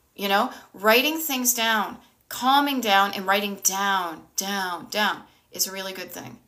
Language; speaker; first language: English; native; English